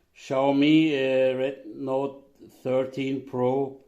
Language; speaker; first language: English; non-native, learner; Turkish